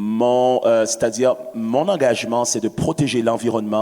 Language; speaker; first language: French; native; French